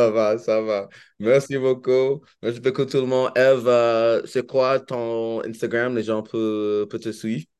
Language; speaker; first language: French; non-native, learner; English